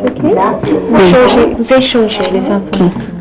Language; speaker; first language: French; non-native, fluent; English